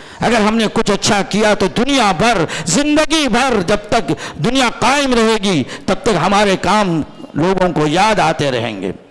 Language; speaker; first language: Urdu; non-native, local second language; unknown